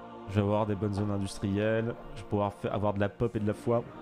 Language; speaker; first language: French; native; French